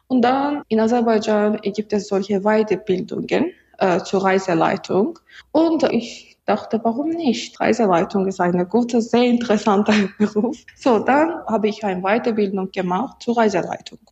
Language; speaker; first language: German; non-native, learner; Azerbaijani